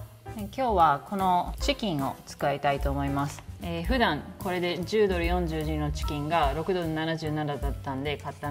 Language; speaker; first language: Japanese; native; Japanese